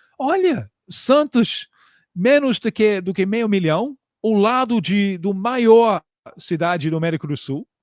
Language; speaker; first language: Portuguese; non-native, fluent; English